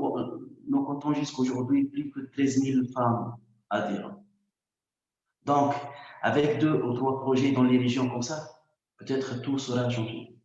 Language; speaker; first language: French; non-native, local second language; Arabic